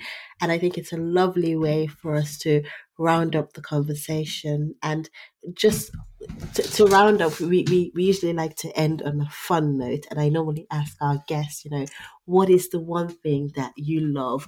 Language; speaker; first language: English; non-native, local second language; Yoruba